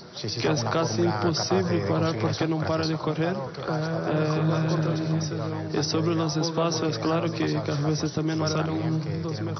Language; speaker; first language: Spanish; non-native, fluent; Portuguese